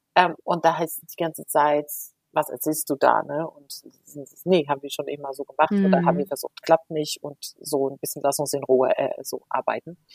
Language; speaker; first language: German; non-native, fluent; Arabic